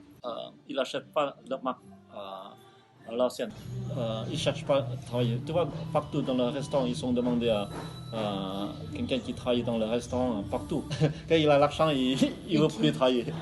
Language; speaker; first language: French; non-native, learner; Lao